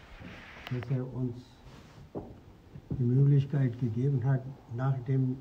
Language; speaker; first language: German; non-native, fluent; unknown